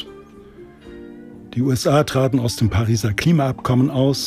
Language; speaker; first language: German; native; German